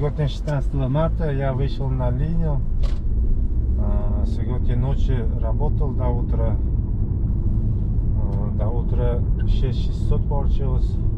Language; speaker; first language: Russian; non-native, fluent; Uzbek